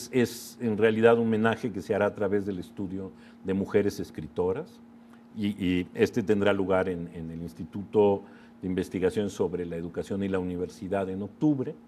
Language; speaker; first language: Spanish; native; Spanish